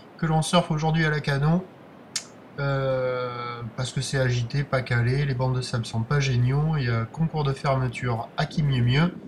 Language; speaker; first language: French; native; French